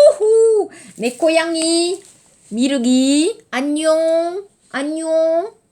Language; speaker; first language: Korean; non-native, learner; French